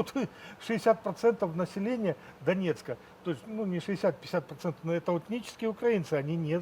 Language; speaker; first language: Russian; native; Russian